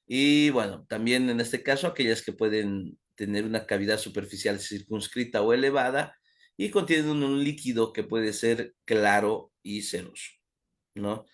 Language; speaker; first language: Spanish; native; Spanish